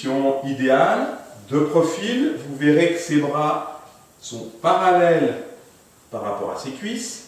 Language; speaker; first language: French; native; French